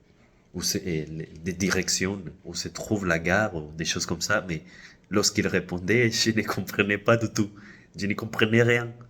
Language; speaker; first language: French; non-native, fluent; Spanish